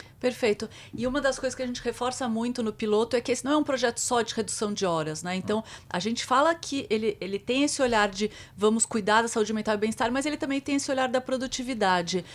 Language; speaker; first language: Portuguese; native; Portuguese